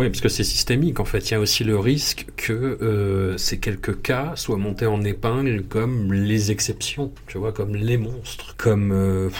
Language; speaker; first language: French; native; French